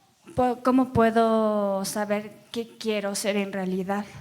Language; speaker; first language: Spanish; early bilingual, other home language; Korean